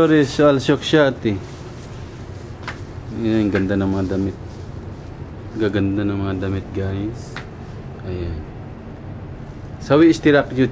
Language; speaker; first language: Arabic; non-native, learner; Filipino